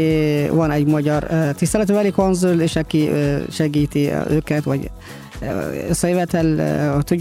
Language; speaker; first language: Hungarian; non-native, fluent; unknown